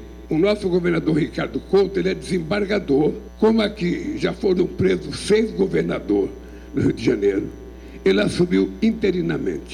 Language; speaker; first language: Portuguese; native; Portuguese